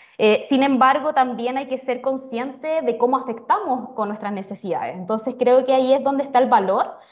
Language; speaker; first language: Spanish; native; Spanish